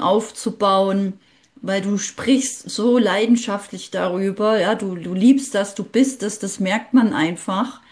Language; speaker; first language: German; native; German